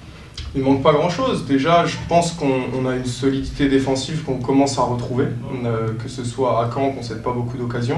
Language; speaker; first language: French; native; French